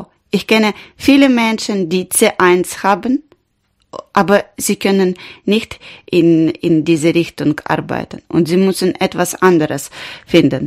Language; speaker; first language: German; non-native, learner; Ukrainian